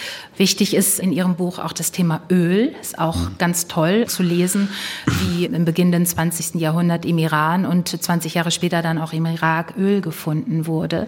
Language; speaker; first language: German; native; German